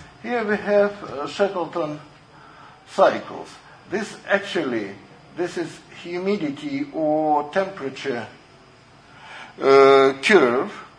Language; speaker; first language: English; non-native, fluent; Russian